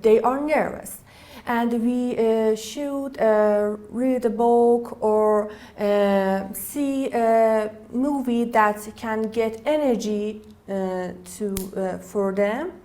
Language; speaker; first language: English; non-native, learner; Persian